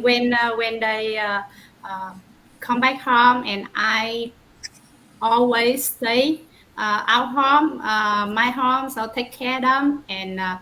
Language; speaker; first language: English; non-native, learner; Vietnamese